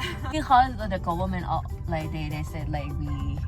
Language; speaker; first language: English; non-native, learner; Thai